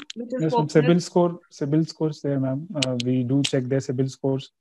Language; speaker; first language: English; non-native, local second language; Hindi